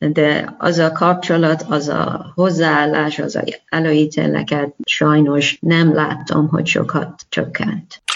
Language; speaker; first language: Hungarian; non-native, learner; Persian